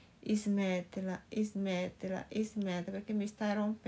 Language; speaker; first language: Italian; non-native, fluent; Portuguese